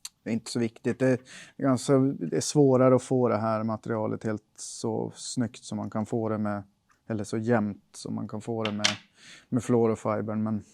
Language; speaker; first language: Swedish; native; Swedish